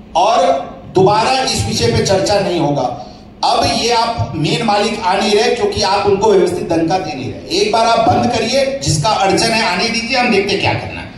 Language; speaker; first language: Hindi; non-native, local second language; Marathi